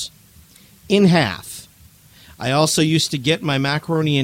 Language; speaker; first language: English; native; English